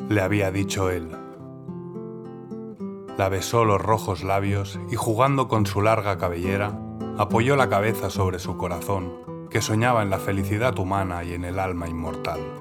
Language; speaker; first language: Spanish; native; Spanish